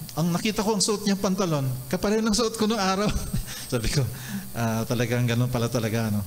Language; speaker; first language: Filipino; non-native, local second language; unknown